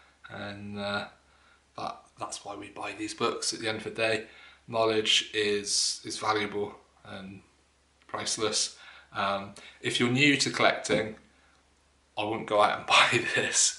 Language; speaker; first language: English; native; English